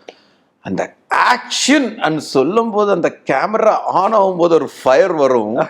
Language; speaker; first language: Tamil; non-native, learner; Telugu